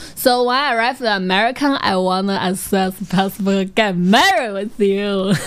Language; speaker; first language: English; non-native, learner; Chinese